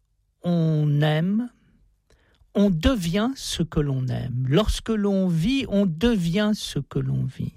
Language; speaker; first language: French; native; French